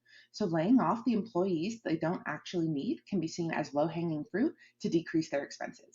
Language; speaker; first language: English; native; English